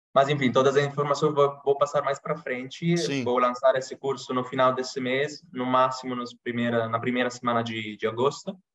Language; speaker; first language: Portuguese; non-native, fluent; Italian